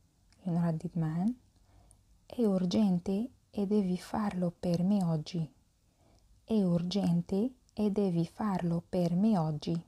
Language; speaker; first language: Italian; non-native, fluent; Arabic